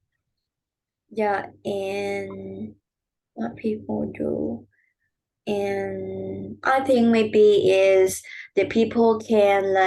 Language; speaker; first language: English; non-native, learner; Vietnamese